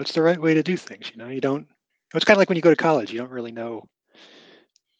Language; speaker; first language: English; native; English